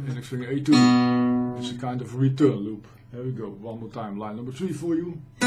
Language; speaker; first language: English; non-native, fluent; Dutch